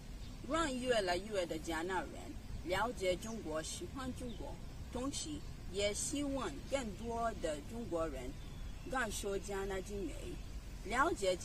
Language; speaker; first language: Chinese; non-native, learner; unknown